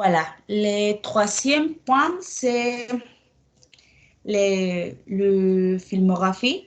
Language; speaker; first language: French; non-native, learner; Spanish